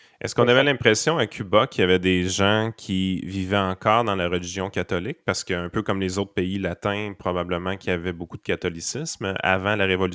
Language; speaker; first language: French; native; French